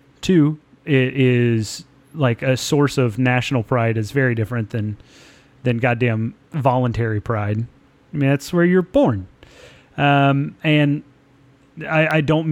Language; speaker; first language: English; native; English